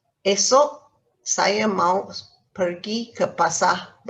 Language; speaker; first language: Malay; non-native, fluent; Tamil